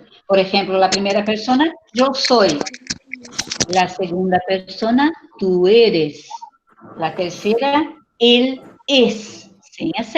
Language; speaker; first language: Spanish; non-native, fluent; Portuguese